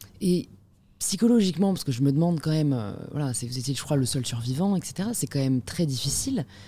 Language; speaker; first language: French; native; French